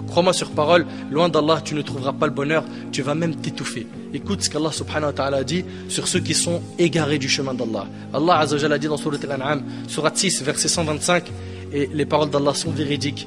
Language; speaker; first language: French; native; French